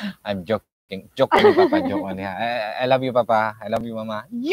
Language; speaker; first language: English; non-native, local second language; Filipino